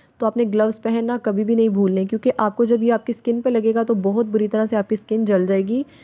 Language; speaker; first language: Urdu; native; Urdu